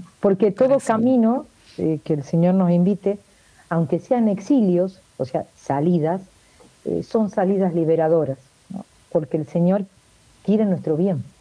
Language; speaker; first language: Spanish; native; Spanish